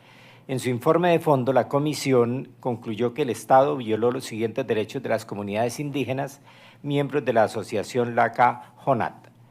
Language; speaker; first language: Spanish; native; Spanish